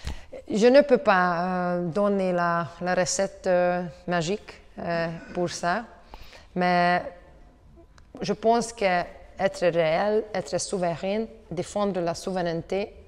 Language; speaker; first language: French; non-native, learner; Hungarian